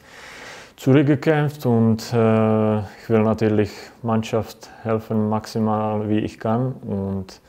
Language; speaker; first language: German; non-native, fluent; Czech